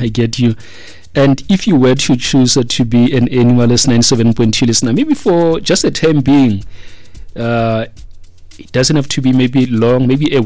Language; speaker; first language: English; non-native, local second language; Tswana